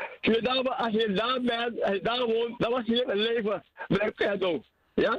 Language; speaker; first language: Dutch; non-native, learner; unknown